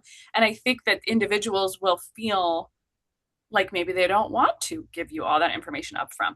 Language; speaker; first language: English; native; English